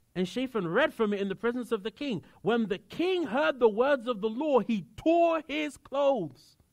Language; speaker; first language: English; native; English